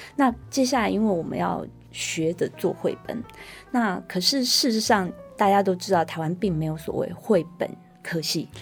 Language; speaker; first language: Chinese; non-native, local second language; Min Nan Chinese